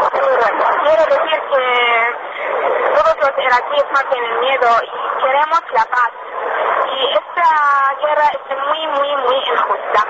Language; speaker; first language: Spanish; non-native, learner; Arabic